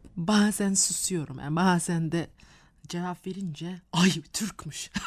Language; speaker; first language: Turkish; non-native, fluent; Malay